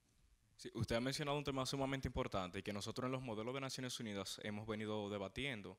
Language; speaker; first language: Spanish; native; Spanish